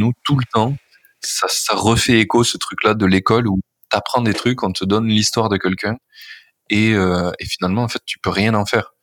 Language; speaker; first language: French; native; French